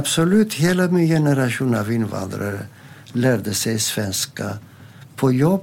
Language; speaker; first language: Swedish; non-native, fluent; Greek